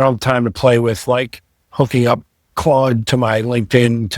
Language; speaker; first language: English; native; English